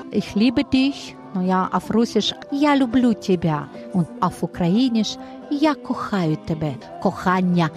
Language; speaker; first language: German; non-native, fluent; Ukrainian